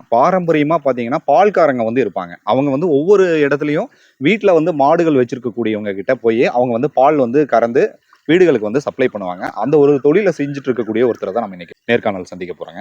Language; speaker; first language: Tamil; native; Tamil